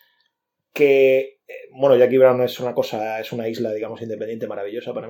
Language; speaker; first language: Spanish; native; Spanish